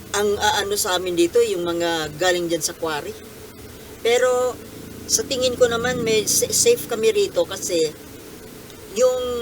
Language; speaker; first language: Filipino; non-native, local second language; Bikol